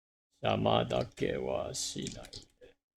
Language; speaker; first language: Japanese; non-native, learner; English